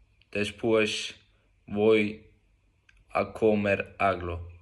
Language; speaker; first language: Spanish; non-native, learner; Icelandic